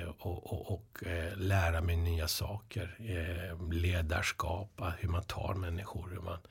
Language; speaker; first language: Swedish; early bilingual, other home language; Persian